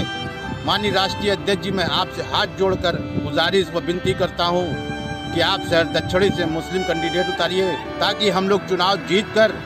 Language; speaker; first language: Hindi; native; Hindi